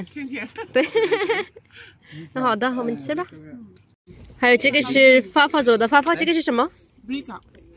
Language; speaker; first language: Chinese; non-native, fluent; Urdu